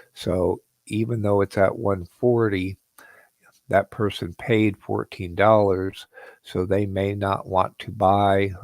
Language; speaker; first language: English; native; English